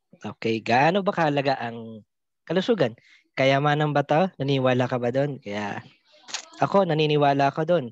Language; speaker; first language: Filipino; non-native, local second language; Cebuano